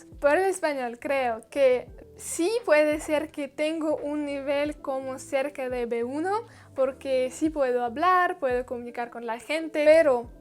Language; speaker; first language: Spanish; non-native, learner; Russian